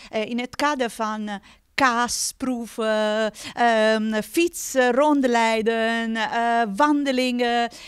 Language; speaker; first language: Dutch; non-native, fluent; Italian